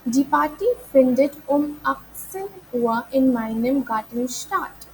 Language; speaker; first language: German; non-native, fluent; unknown